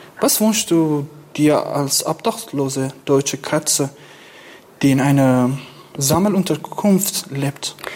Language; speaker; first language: German; non-native, learner; Kurdish